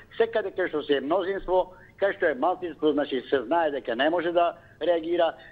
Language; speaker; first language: Macedonian; native; Macedonian